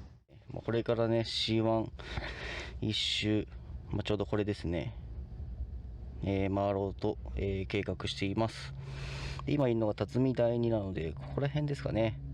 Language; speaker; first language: Japanese; native; Japanese